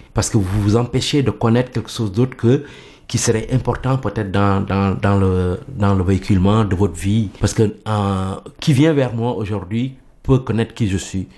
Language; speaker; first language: French; non-native, local second language; Mandingo